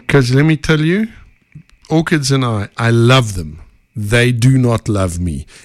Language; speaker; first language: English; native; English